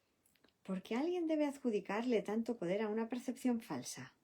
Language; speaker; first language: Spanish; native; Spanish